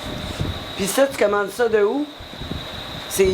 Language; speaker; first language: French; native; French